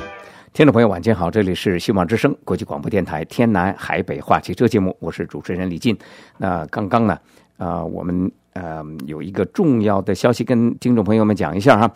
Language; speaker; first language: Chinese; native; Chinese